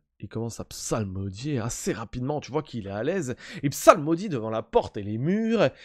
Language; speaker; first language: French; native; French